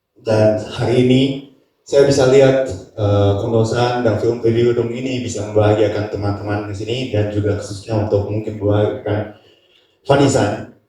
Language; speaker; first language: Indonesian; non-native, fluent; Japanese